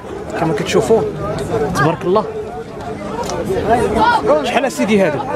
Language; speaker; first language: Arabic; native; Arabic